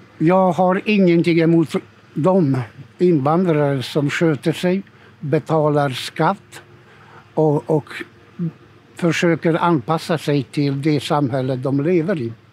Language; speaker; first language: Swedish; non-native, fluent; Hungarian